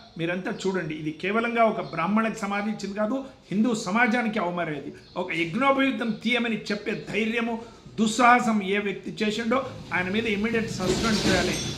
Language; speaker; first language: Telugu; non-native, local second language; Kannada